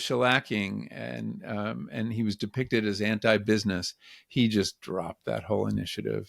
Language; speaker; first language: English; native; English